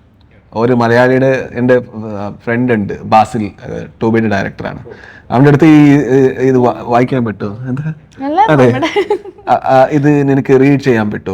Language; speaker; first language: Malayalam; non-native, learner; Kannada